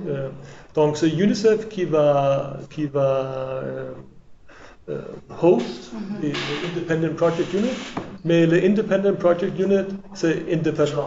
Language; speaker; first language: French; non-native, learner; English